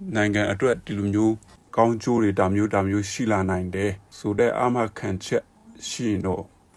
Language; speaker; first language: Burmese; non-native, local second language; Shan